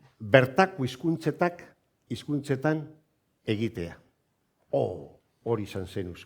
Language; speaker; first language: Basque; non-native, local second language; Spanish